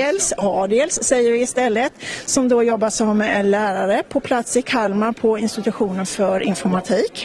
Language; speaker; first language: Swedish; native; Swedish